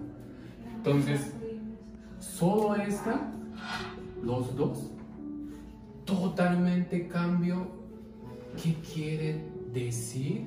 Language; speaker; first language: Spanish; non-native, learner; Japanese